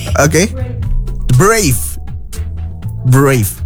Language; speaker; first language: English; non-native, learner; Indonesian